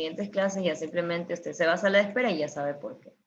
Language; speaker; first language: Spanish; native; Spanish